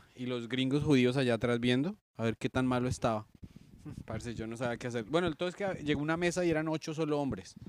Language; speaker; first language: Spanish; native; Spanish